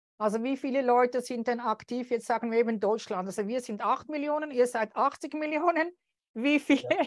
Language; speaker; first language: German; native; German